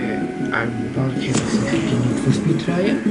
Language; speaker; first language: German; non-native, learner; Spanish